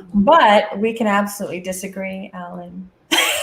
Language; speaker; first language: English; native; English